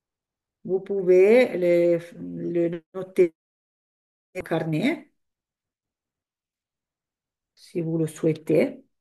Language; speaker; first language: French; non-native, fluent; Italian